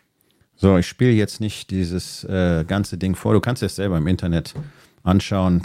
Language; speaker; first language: German; native; German